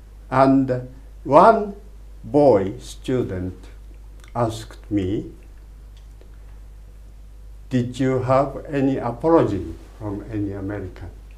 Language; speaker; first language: English; non-native, fluent; Japanese